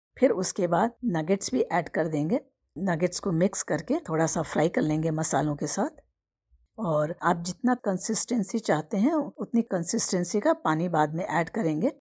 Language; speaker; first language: Hindi; native; Hindi